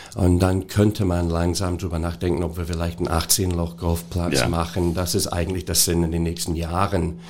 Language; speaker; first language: German; non-native, fluent; English